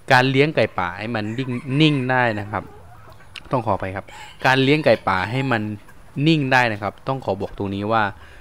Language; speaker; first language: Thai; native; Thai